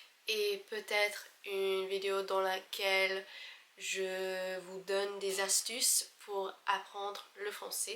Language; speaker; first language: French; non-native, fluent; English